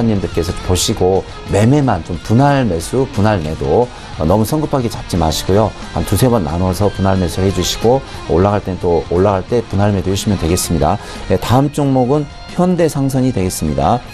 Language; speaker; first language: Korean; native; Korean